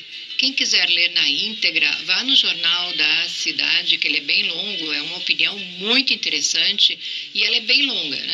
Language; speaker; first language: Portuguese; native; Portuguese